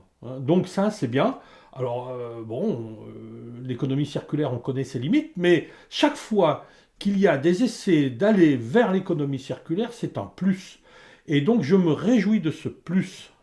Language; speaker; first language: French; native; French